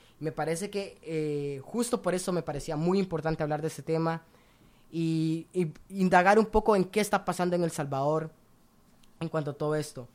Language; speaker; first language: Spanish; native; Spanish